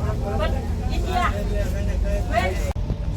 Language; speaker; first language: English; non-native, learner; Thai